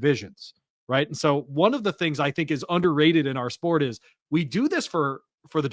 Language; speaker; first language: English; native; English